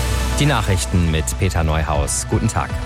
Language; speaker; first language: German; native; German